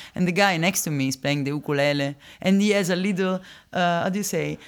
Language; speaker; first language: English; non-native, fluent; Italian